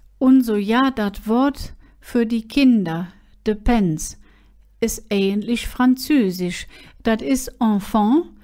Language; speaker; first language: German; native; German